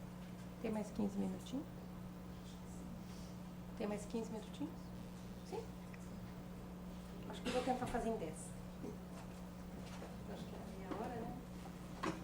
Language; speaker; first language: Portuguese; native; Portuguese